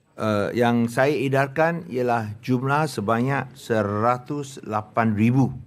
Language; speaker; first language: Malay; non-native, local second language; Chinese